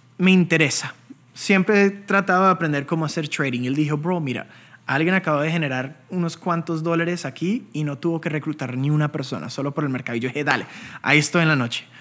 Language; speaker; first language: Spanish; early bilingual, heritage; Spanish